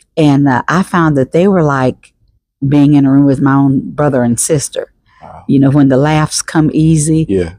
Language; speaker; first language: English; native; English